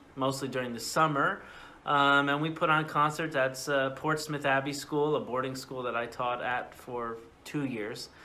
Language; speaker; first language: English; native; English